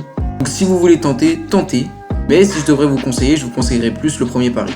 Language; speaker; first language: French; native; French